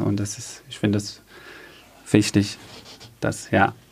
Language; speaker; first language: German; early bilingual, other home language; Arabic